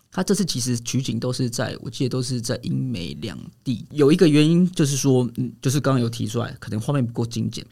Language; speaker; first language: Chinese; native; Chinese